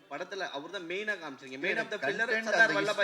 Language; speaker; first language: Tamil; native; Tamil